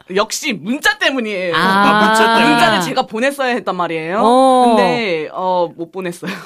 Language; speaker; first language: Korean; non-native, fluent; English